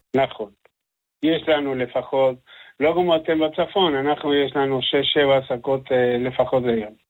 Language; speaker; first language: Hebrew; non-native, fluent; Spanish